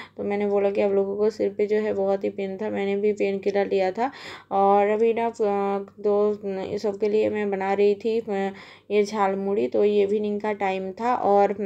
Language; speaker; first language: Hindi; non-native, local second language; Bangla